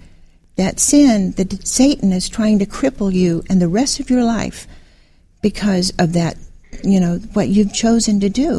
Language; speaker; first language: English; native; English